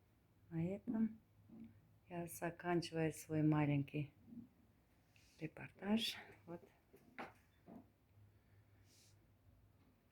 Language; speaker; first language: Russian; non-native, learner; Turkmen